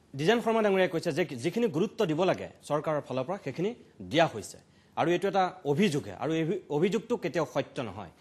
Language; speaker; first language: Assamese; native; Assamese